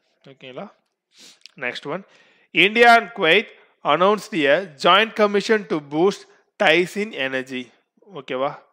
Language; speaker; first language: English; non-native, local second language; Tamil